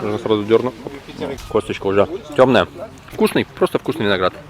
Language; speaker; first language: Russian; native; Russian